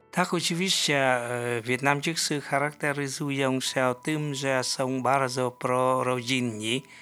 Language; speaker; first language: Polish; non-native, fluent; Vietnamese